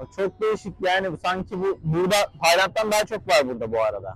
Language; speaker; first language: Turkish; native; Turkish